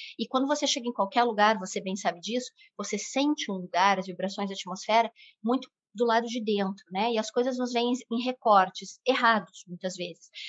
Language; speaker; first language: Portuguese; native; Portuguese